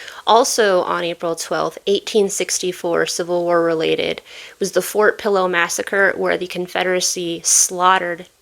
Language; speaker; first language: English; native; English